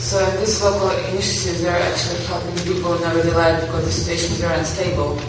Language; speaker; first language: English; non-native, fluent; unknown